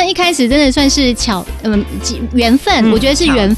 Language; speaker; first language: Chinese; native; Chinese